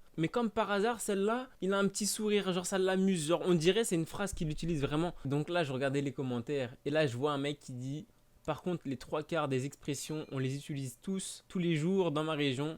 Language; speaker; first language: French; native; French